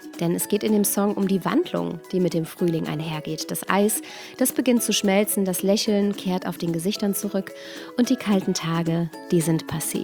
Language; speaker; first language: German; native; German